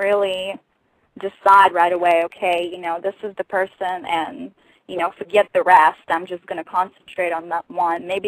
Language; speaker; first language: English; non-native, fluent; Russian